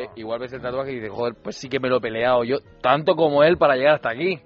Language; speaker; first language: Spanish; native; Spanish